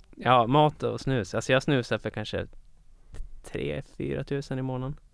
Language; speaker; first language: Swedish; native; Swedish